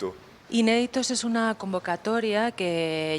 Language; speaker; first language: Spanish; native; Spanish